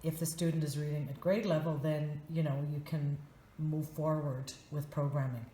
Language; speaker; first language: English; native; English